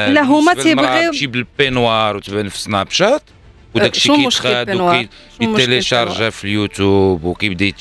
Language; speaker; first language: Arabic; native; Arabic